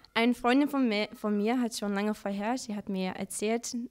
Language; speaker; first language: German; non-native, learner; Dutch